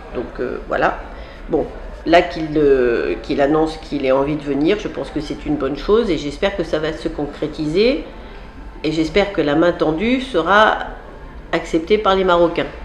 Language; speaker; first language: French; native; French